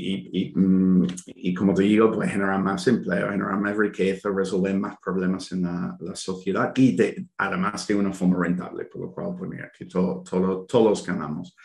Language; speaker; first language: Spanish; non-native, fluent; English